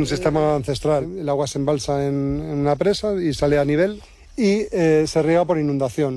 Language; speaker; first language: Spanish; native; Spanish